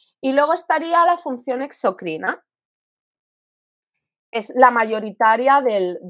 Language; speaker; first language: Spanish; native; Spanish